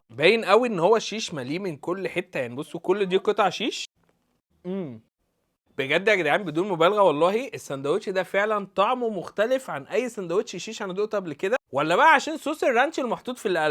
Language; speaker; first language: Arabic; native; Arabic